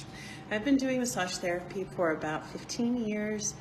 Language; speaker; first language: English; native; English